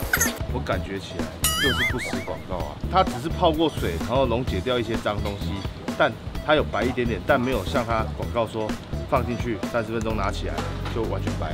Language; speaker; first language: Chinese; native; Chinese